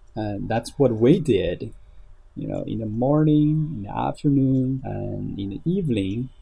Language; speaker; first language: English; non-native, fluent; Chinese